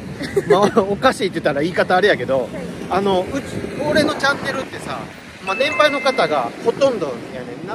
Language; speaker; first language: Japanese; native; Japanese